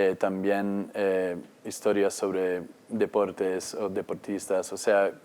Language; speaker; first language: Spanish; non-native, fluent; English